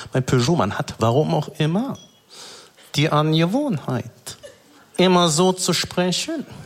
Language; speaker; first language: German; native; German